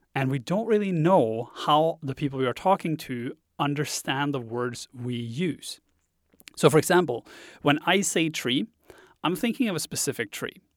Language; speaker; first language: English; non-native, fluent; Norwegian